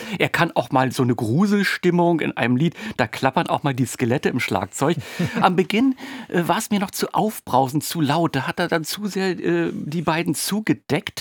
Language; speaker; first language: German; native; German